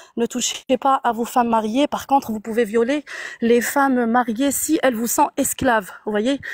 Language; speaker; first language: French; non-native, local second language; Arabic